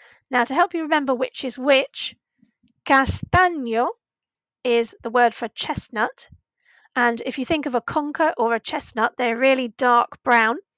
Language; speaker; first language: English; native; English